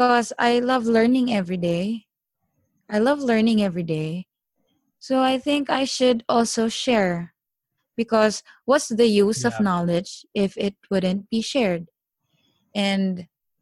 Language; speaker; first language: English; non-native, local second language; Filipino